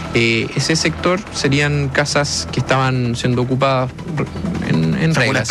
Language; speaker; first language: Spanish; native; Spanish